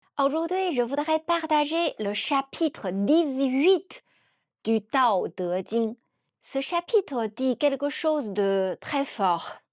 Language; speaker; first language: French; non-native, fluent; Chinese